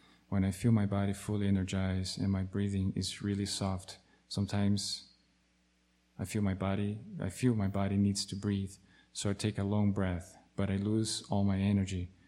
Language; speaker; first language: English; non-native, fluent; Portuguese